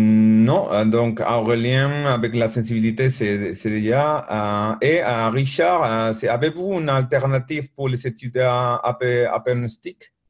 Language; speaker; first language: French; non-native, learner; Spanish